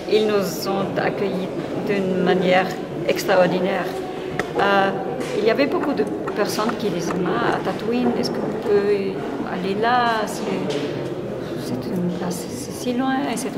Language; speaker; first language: French; non-native, fluent; Spanish